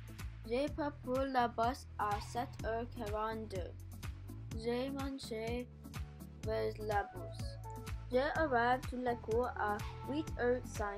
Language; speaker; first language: French; non-native, learner; English